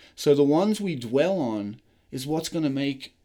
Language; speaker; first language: English; native; English